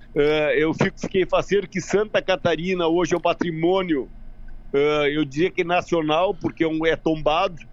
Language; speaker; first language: Portuguese; native; Portuguese